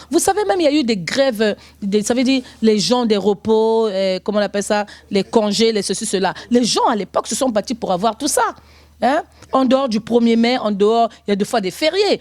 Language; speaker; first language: French; non-native, local second language; Lingala